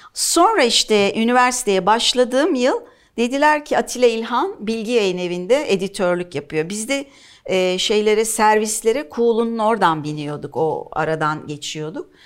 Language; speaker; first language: Turkish; native; Turkish